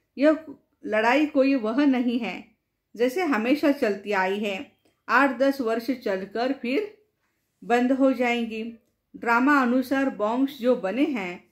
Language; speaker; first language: Hindi; non-native, local second language; Marathi